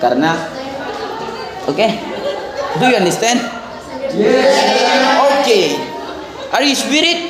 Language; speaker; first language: English; non-native, learner; Indonesian